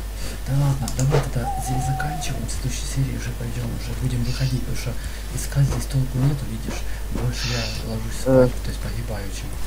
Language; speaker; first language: Russian; native; Russian